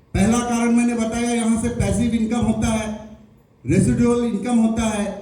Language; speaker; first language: Hindi; non-native, local second language; Bangla